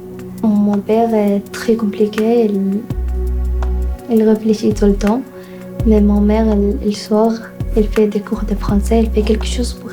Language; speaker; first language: French; non-native, learner; Arabic